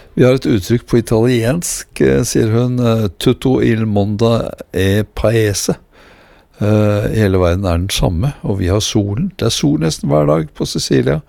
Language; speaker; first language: Norwegian; native; Norwegian